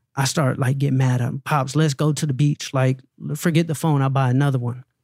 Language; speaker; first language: English; native; English